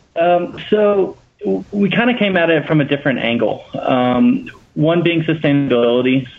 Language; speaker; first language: English; native; English